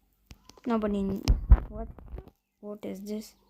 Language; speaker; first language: English; non-native, learner; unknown